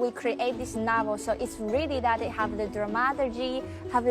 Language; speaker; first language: English; non-native, learner; Chinese